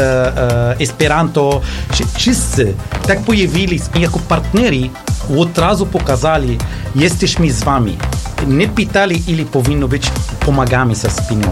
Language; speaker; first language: Polish; non-native, learner; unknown